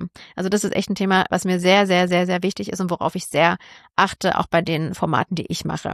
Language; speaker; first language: German; native; German